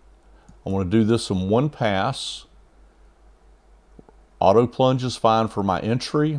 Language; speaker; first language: English; native; English